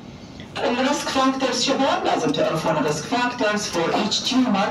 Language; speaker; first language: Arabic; native; Arabic